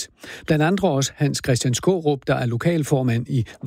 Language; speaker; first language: Danish; native; Danish